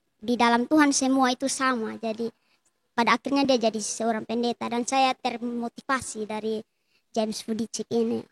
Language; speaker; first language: Indonesian; native; Indonesian